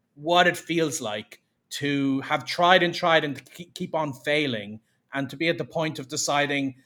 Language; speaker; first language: English; native; English